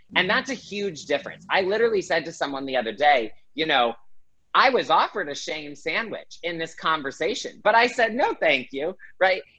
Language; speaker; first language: English; native; English